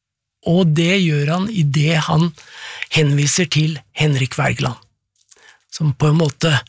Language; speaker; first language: Norwegian; native; Norwegian